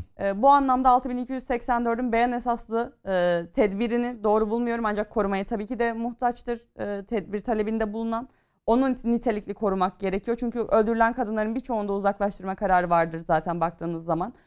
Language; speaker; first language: Turkish; native; Turkish